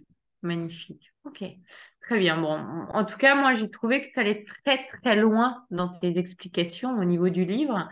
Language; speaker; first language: French; native; French